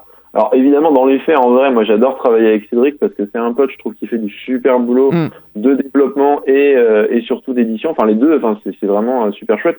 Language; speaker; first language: French; native; French